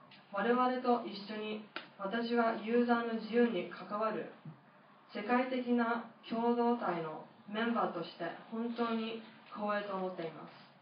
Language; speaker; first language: Japanese; non-native, fluent; English